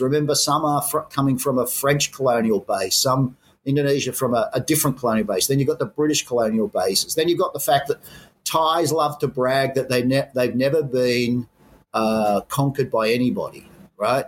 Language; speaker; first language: English; native; English